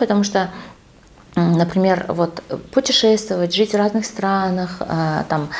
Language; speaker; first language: Russian; non-native, local second language; Kazakh